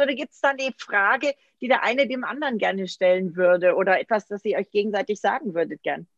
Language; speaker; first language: German; native; German